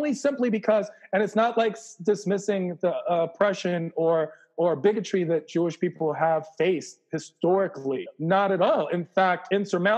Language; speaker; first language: English; native; English